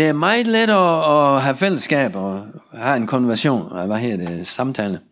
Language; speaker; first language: Danish; non-native, learner; Russian